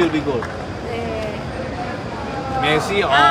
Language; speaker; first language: English; non-native, learner; Indonesian